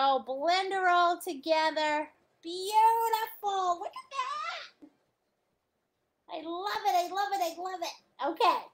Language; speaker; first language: English; native; English